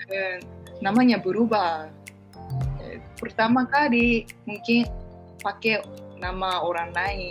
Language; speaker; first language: Indonesian; non-native, learner; Japanese